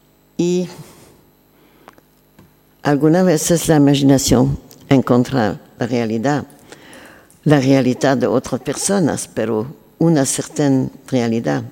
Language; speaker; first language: Spanish; non-native, learner; French